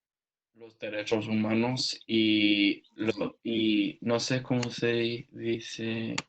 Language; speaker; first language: Spanish; non-native, learner; English